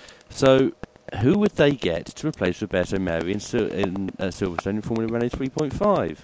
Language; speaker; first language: English; native; English